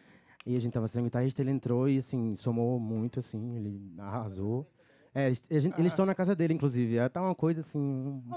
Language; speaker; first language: Portuguese; native; Portuguese